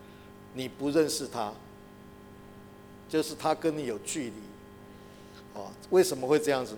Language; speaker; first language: Chinese; native; Chinese